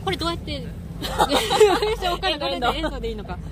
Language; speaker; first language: Japanese; native; Japanese